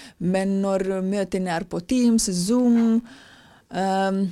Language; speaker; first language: Norwegian; non-native, fluent; Romanian